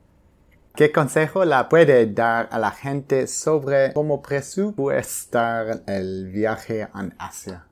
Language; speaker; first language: Spanish; non-native, learner; English